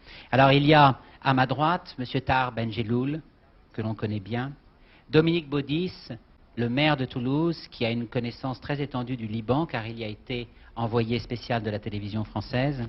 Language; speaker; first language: French; native; French